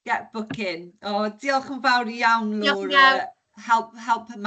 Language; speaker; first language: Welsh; non-native, local second language; English